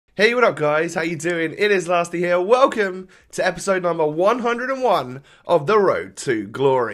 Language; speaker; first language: English; native; English